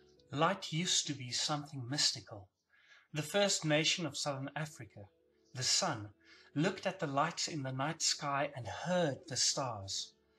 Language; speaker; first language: English; non-native, local second language; Afrikaans